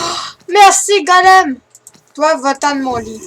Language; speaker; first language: French; native; French